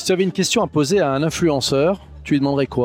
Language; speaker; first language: French; native; French